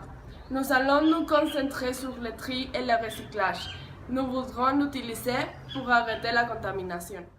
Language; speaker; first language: French; non-native, learner; Spanish